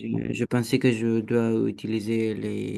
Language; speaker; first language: French; non-native, learner; Romanian